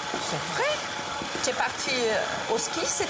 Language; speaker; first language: French; native; French